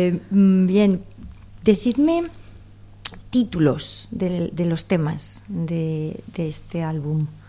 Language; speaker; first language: Spanish; native; Spanish